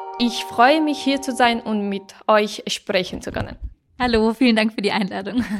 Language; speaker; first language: German; non-native, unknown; Persian